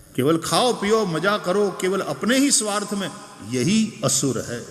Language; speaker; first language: Hindi; non-native, local second language; Gujarati